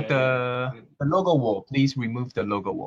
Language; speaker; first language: English; non-native, fluent; Chinese